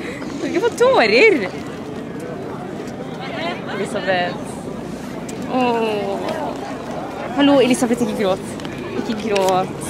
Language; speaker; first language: Norwegian; native; Norwegian